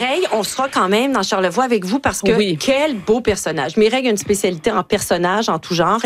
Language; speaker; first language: French; native; French